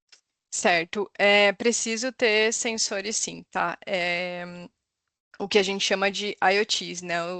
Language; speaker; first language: Portuguese; native; Portuguese